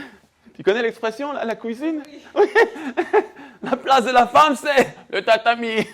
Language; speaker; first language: French; native; French